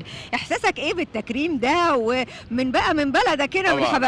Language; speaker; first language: Arabic; native; Arabic